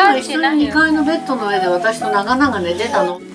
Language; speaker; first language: Japanese; native; Japanese